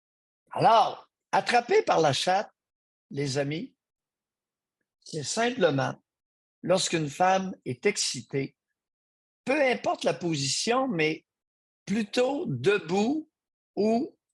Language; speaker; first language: French; native; French